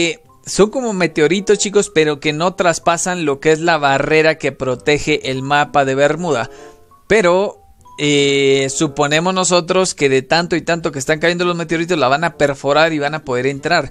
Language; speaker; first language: Spanish; native; Spanish